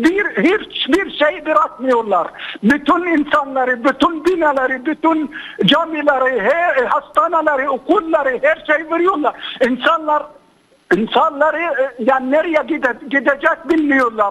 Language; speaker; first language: Turkish; non-native, fluent; Arabic